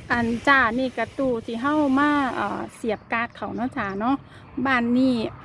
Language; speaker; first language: Thai; native; Thai